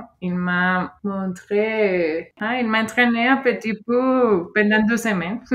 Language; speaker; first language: French; non-native, fluent; Spanish